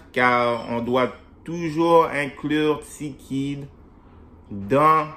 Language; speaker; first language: French; native; French